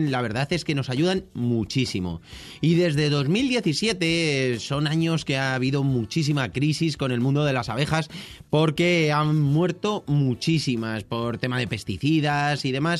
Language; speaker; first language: Spanish; native; Spanish